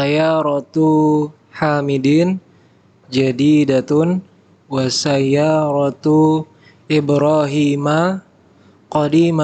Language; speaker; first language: Arabic; non-native, learner; Indonesian